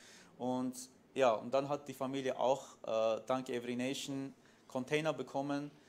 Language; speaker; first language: German; non-native, fluent; Armenian